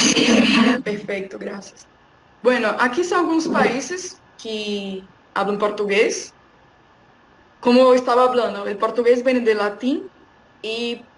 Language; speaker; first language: Spanish; non-native, fluent; Portuguese